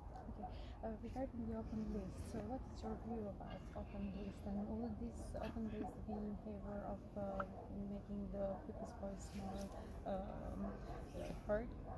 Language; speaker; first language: English; non-native, local second language; Albanian